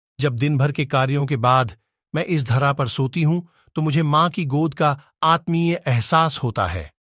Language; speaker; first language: Hindi; native; Hindi